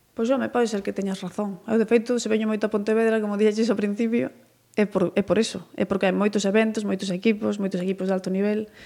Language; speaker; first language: Galician; native; Galician